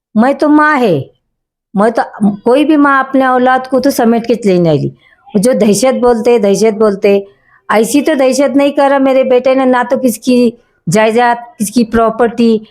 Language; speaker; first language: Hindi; native; Hindi